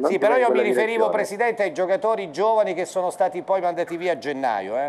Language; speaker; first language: Italian; native; Italian